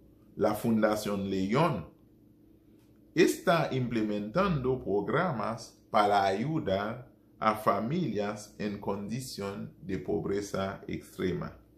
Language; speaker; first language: Spanish; non-native, fluent; Haitian Creole